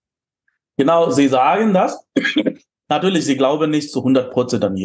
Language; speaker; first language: German; non-native, fluent; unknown